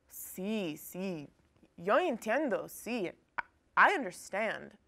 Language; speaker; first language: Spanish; non-native, learner; English